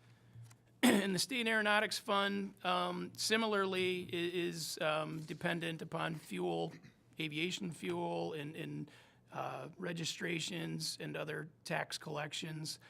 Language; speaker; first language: English; native; English